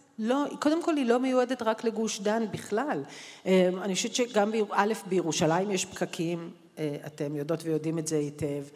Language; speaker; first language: Hebrew; native; Hebrew